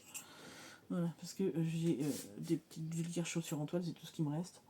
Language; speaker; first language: French; native; French